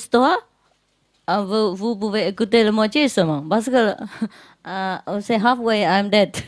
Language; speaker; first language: French; non-native, learner; Vietnamese